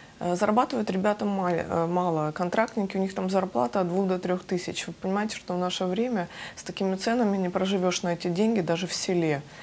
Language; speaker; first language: Russian; native; Russian